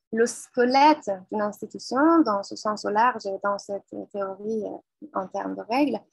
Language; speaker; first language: French; non-native, fluent; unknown